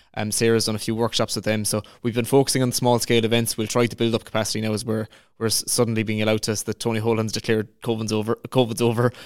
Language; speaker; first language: English; native; English